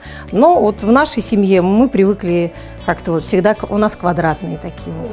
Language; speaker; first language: Russian; native; Russian